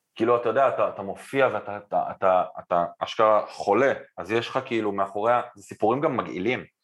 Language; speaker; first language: Hebrew; native; Hebrew